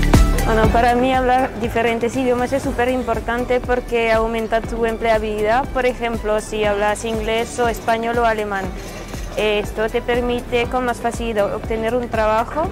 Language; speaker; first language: Spanish; non-native, fluent; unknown